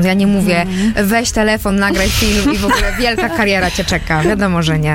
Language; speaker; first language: Polish; native; Polish